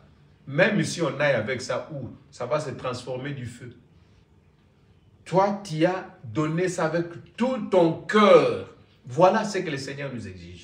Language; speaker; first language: French; non-native, local second language; Lingala